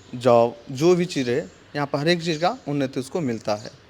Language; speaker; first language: Hindi; non-native, local second language; Telugu